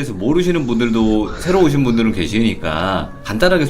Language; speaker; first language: Korean; native; Korean